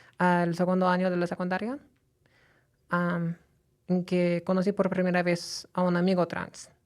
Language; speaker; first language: Spanish; non-native, fluent; English